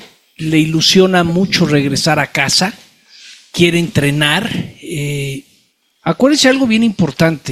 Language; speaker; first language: Spanish; native; Spanish